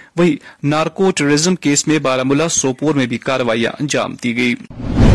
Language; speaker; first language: Urdu; non-native, local second language; Kashmiri